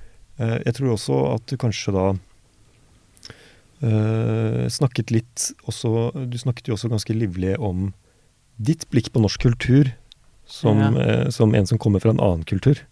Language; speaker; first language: Norwegian; native; Norwegian